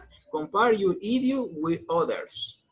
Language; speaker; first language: English; non-native, learner; Spanish